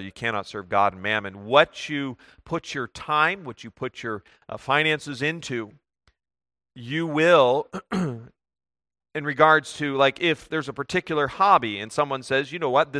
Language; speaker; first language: English; native; English